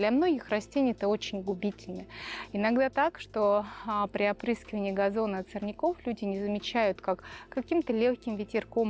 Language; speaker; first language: Russian; native; Russian